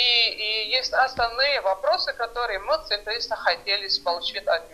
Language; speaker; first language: Russian; non-native, fluent; Estonian